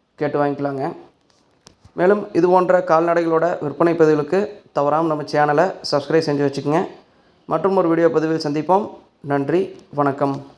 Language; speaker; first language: Tamil; native; Tamil